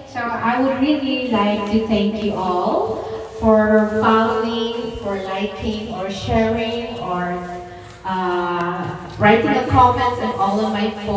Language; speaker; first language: English; non-native, local second language; Waray